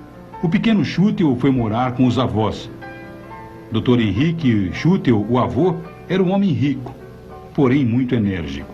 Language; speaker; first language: Portuguese; native; Portuguese